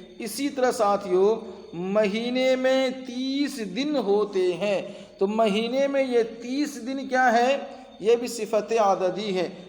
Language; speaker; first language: Urdu; native; Urdu